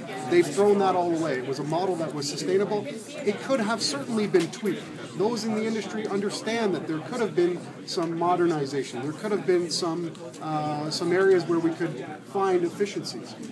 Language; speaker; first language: English; native; English